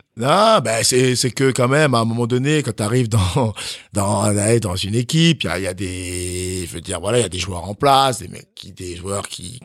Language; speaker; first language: French; early bilingual, other home language; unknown